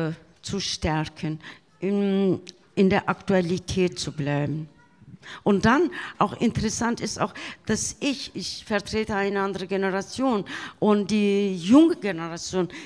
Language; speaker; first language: German; non-native, fluent; Turkish